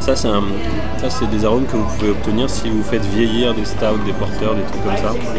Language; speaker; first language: French; native; French